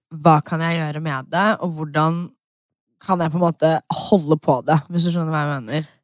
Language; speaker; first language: Norwegian; early bilingual, other home language; English